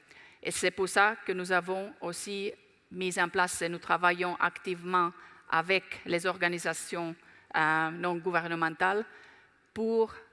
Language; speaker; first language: French; non-native, fluent; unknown